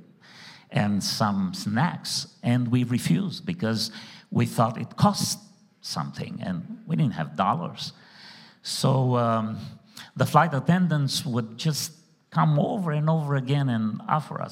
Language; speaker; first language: English; non-native, fluent; Romanian